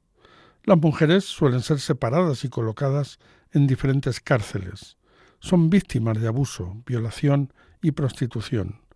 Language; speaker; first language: Spanish; native; Spanish